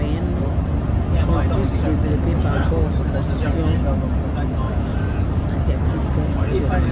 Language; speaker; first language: French; non-native, local second language; Lingala